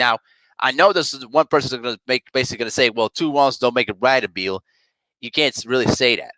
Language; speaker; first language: English; native; English